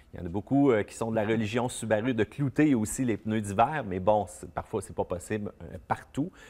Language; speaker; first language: French; native; French